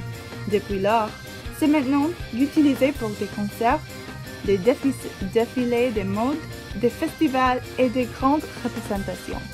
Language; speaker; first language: French; non-native, learner; English